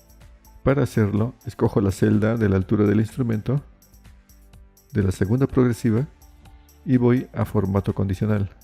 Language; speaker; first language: Spanish; native; Spanish